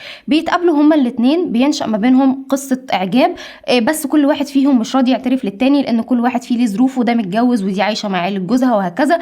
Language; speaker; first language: Arabic; native; Arabic